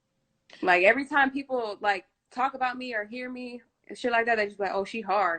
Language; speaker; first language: English; native; English